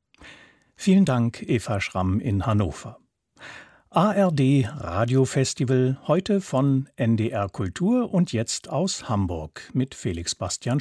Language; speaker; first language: German; native; German